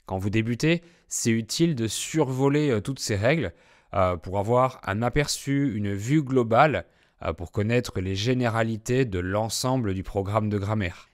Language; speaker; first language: French; native; French